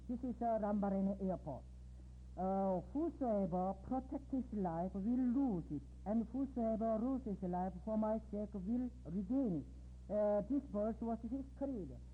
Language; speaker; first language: English; non-native, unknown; Korean